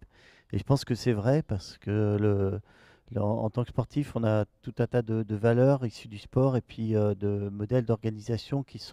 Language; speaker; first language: French; native; French